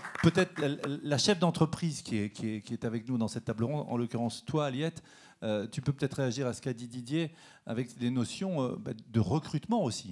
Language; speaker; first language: French; native; French